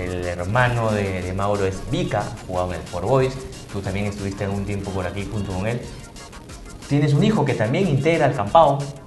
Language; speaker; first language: Spanish; native; Spanish